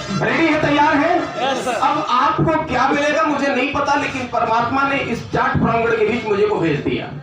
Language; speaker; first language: Hindi; native; Hindi